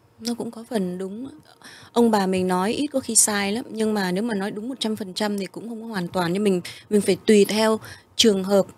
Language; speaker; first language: Vietnamese; early bilingual, heritage; Vietnamese